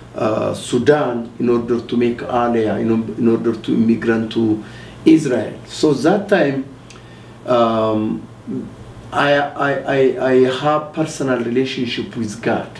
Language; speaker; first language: English; non-native, fluent; Amharic